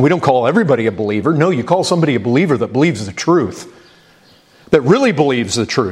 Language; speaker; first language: English; native; English